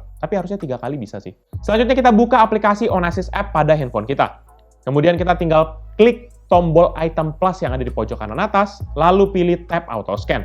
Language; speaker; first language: Indonesian; native; Indonesian